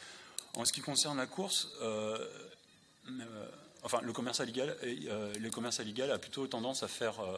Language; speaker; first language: French; native; French